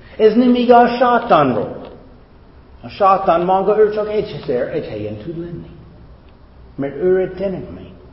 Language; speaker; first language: Hungarian; non-native, fluent; English